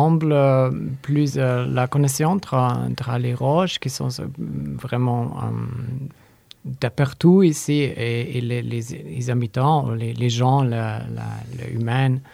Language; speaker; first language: French; non-native, learner; Polish